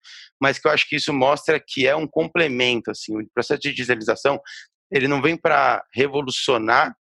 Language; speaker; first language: Portuguese; native; Portuguese